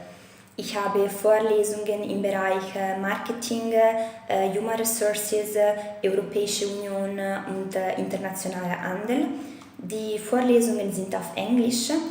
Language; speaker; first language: German; non-native, fluent; Italian